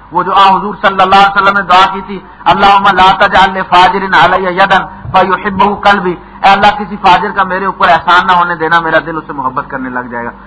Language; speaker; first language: Urdu; non-native, local second language; Punjabi